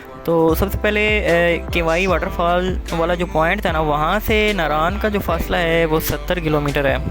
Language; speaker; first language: Urdu; native; Urdu